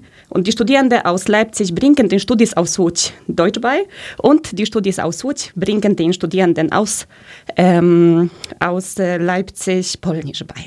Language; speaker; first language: German; early bilingual, other home language; Polish